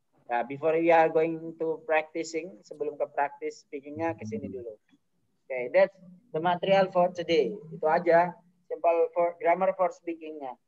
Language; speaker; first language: English; non-native, fluent; Indonesian